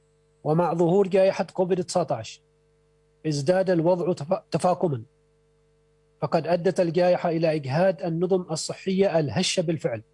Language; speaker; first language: Arabic; native; Arabic